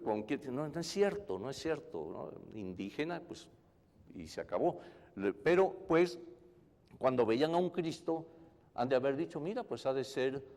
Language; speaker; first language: Spanish; native; Spanish